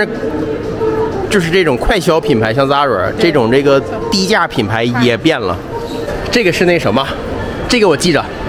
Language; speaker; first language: Chinese; native; Chinese